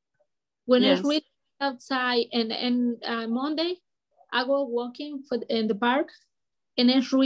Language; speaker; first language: English; non-native, learner; Spanish